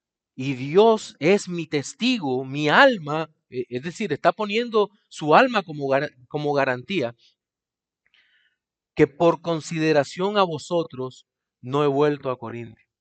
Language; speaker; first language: Spanish; native; Spanish